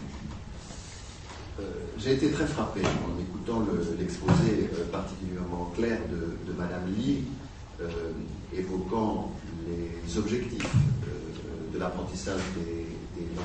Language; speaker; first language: French; native; French